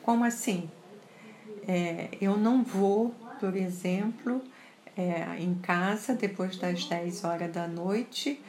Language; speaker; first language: Portuguese; early bilingual, other home language; French